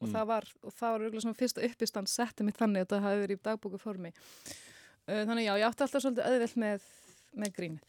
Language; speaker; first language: Icelandic; early bilingual, heritage; Icelandic